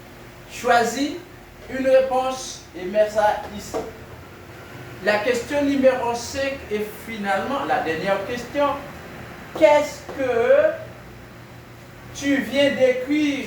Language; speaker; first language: French; non-native, fluent; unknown